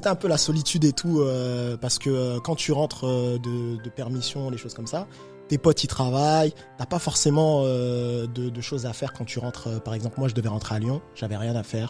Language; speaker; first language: French; native; French